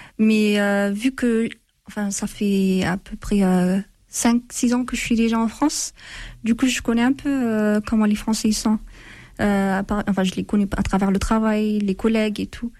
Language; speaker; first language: French; non-native, fluent; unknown